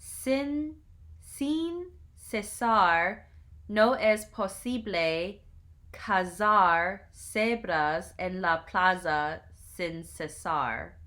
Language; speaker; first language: Spanish; non-native, learner; English